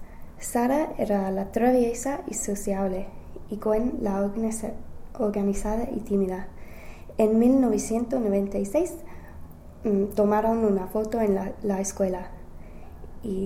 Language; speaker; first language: Spanish; non-native, learner; English